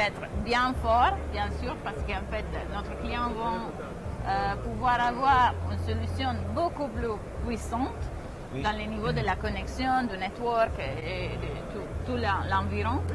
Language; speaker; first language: French; non-native, fluent; Italian